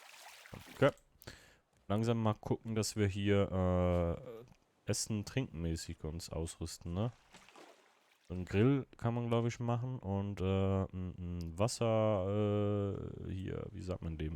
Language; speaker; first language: German; native; German